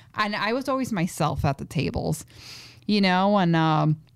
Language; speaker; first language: English; native; English